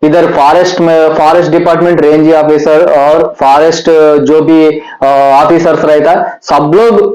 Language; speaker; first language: Hindi; non-native, local second language; Telugu